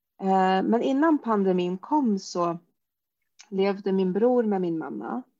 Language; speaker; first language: Swedish; early bilingual, other home language; Arabic